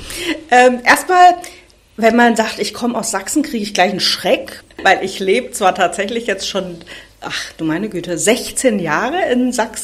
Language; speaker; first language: German; native; German